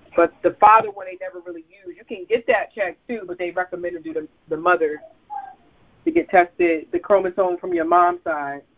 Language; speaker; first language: English; early bilingual, other home language; Krio